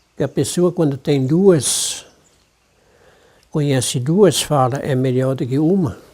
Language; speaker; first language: Portuguese; non-native, local second language; German